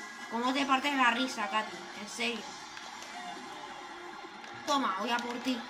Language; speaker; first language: Spanish; native; Spanish